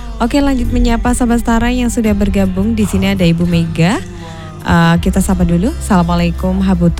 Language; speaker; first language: Indonesian; non-native, local second language; Javanese